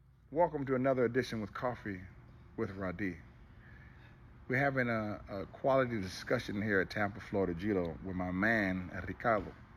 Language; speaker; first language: English; native; English